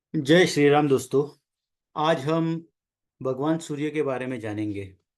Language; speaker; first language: Hindi; non-native, local second language; Marathi